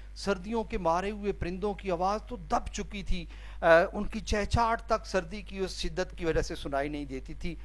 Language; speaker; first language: Urdu; non-native, local second language; Saraiki